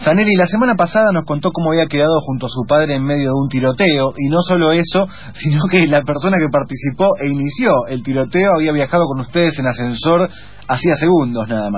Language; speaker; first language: Spanish; native; Spanish